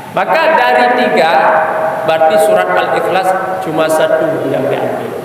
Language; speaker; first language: Malay; non-native, local second language; Achinese